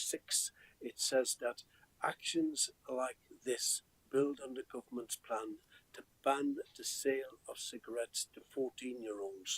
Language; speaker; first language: English; native; English